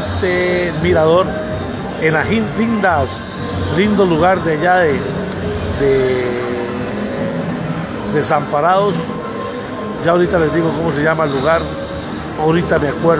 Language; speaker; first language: Spanish; native; Spanish